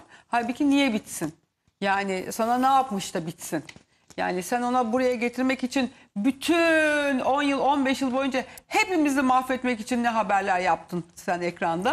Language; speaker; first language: Turkish; native; Turkish